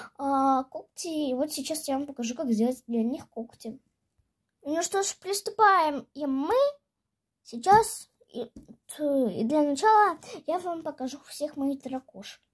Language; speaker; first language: Russian; native; Russian